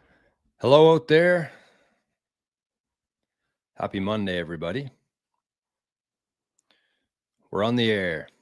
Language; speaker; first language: English; native; English